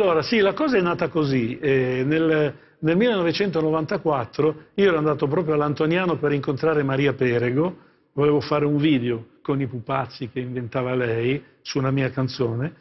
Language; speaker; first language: Italian; native; Italian